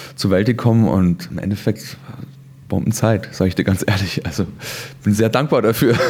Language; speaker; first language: German; native; German